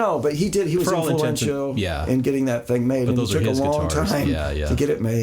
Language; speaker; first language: English; native; English